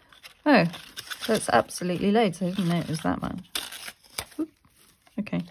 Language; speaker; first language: English; native; English